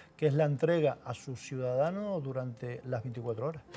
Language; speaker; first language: Spanish; native; Spanish